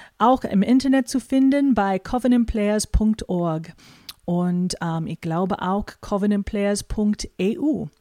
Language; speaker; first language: German; non-native, fluent; English